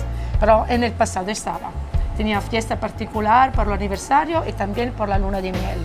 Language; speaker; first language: Spanish; non-native, fluent; Italian